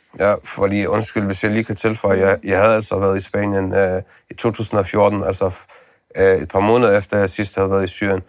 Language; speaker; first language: Danish; early bilingual, other home language; Arabic